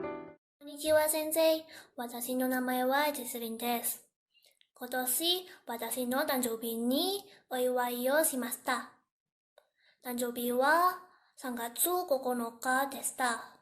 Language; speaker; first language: Japanese; non-native, learner; Indonesian